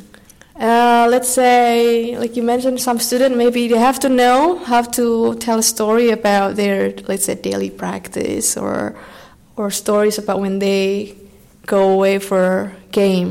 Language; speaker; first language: English; non-native, fluent; Indonesian